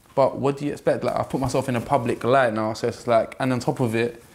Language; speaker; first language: English; native; English